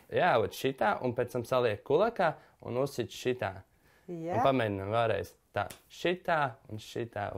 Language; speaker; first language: Latvian; native; Latvian